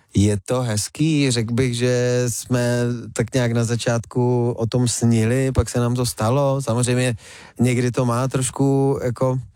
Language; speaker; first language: Czech; early bilingual, other home language; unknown